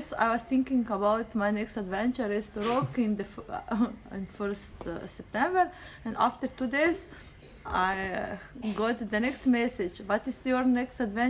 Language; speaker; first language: English; non-native, learner; Slovenian